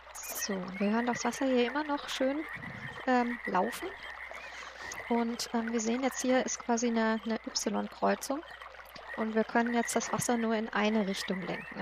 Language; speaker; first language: German; native; German